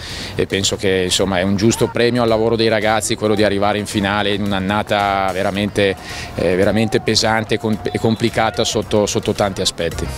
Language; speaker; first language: Italian; native; Italian